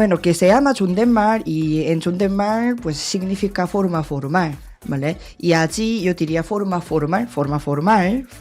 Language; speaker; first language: Spanish; non-native, learner; Korean